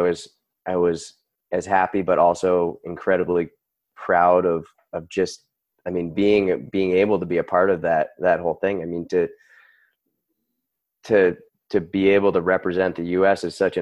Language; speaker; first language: English; native; English